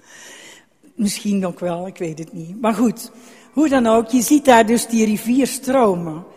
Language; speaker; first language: Dutch; native; Dutch